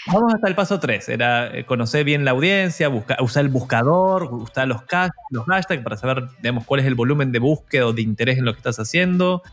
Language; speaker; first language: Spanish; native; Spanish